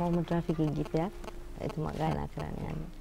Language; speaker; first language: Hindi; non-native, learner; Sinhala